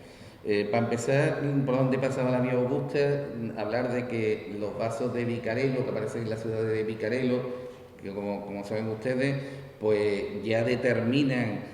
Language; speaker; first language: Spanish; native; Spanish